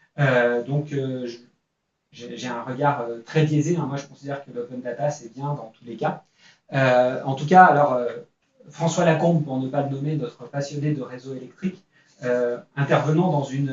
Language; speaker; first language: French; native; French